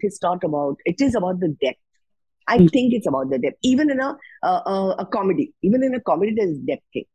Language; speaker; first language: English; non-native, local second language; Marathi